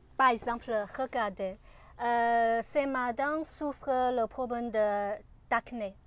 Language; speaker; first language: French; non-native, learner; Chinese